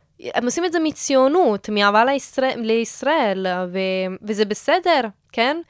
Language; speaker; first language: Hebrew; non-native, fluent; Italian